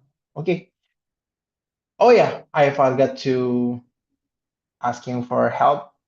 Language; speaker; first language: English; non-native, learner; Indonesian